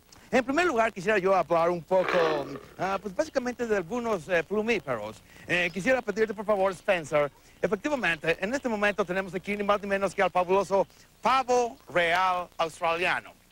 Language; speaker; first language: Spanish; native; Spanish